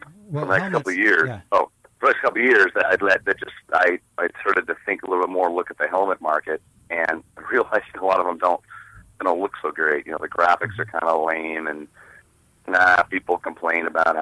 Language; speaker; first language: English; native; English